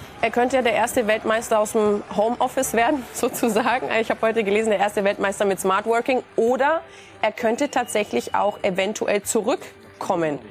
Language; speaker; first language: German; native; German